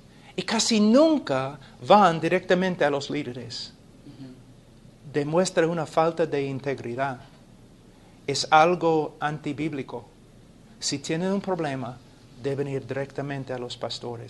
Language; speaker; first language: Spanish; non-native, fluent; English